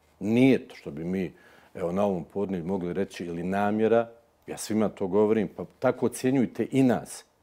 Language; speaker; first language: Bosnian; native; Bosnian